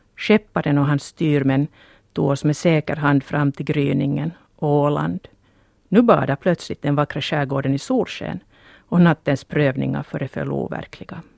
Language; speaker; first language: Swedish; native; Swedish